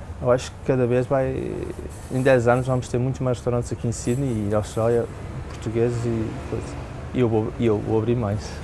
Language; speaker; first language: Portuguese; early bilingual, heritage; Portuguese